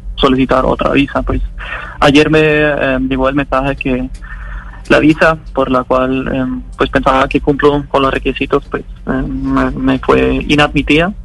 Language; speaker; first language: Spanish; non-native, fluent; German